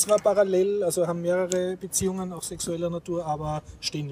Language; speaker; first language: German; native; German